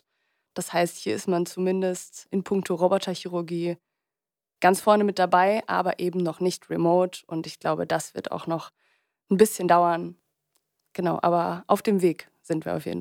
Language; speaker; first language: German; native; German